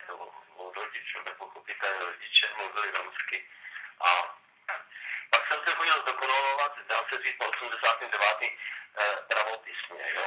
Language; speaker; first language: Czech; non-native, local second language; Romany